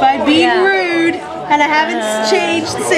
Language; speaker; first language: English; native; English